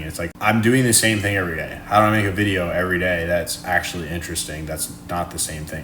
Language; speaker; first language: English; native; English